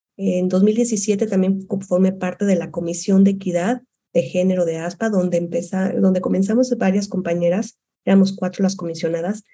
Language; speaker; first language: Spanish; native; Spanish